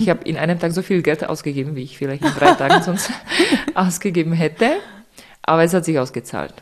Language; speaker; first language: German; non-native, fluent; Czech